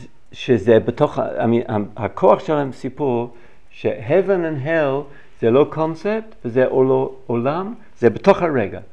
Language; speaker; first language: Hebrew; non-native, fluent; English